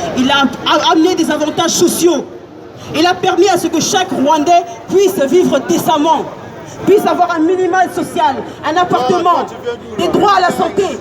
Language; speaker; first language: French; non-native, local second language; Lingala